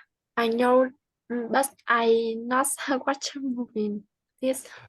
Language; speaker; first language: English; non-native, learner; Vietnamese